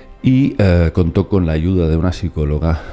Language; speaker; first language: Spanish; native; Spanish